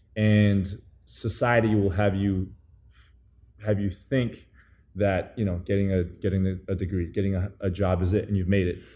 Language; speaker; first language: English; early bilingual, other home language; Chinese